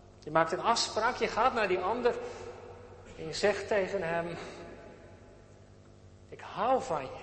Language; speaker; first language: Dutch; native; Dutch